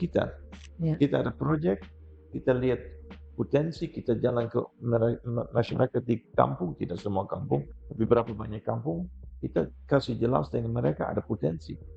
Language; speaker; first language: Indonesian; non-native, fluent; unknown